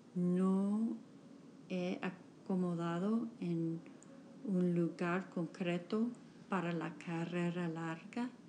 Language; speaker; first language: Spanish; non-native, learner; English